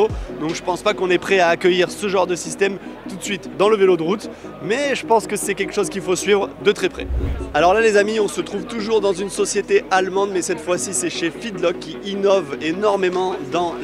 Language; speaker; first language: French; native; French